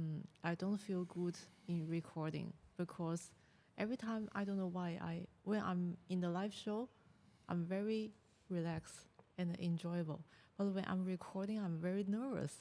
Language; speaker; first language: English; non-native, learner; Chinese